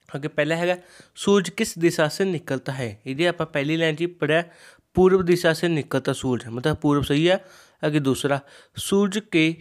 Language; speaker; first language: Hindi; non-native, local second language; Punjabi